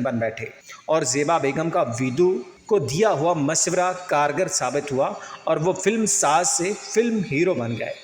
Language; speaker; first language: Urdu; native; Urdu